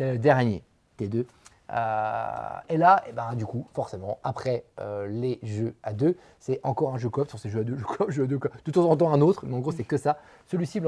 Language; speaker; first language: French; native; French